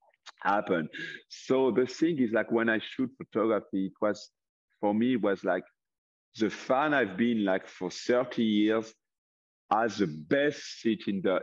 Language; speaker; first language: English; non-native, fluent; French